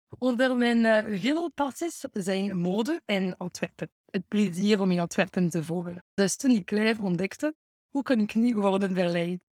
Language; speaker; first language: Dutch; non-native, fluent; French